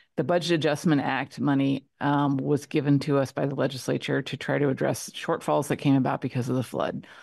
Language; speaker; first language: English; native; English